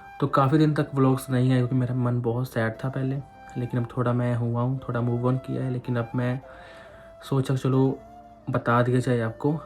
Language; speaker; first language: Hindi; non-native, local second language; Punjabi